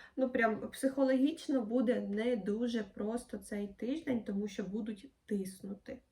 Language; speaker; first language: Ukrainian; non-native, local second language; Russian